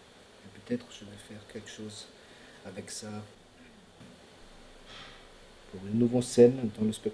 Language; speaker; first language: French; non-native, fluent; German